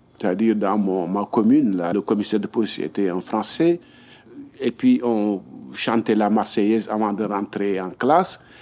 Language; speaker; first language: French; non-native, local second language; Wolof